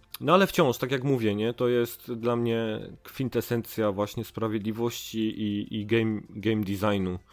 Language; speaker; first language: Polish; native; Polish